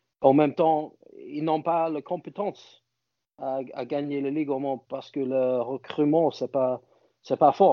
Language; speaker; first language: French; non-native, fluent; English